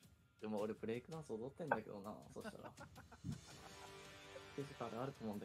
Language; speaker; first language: Japanese; native; Japanese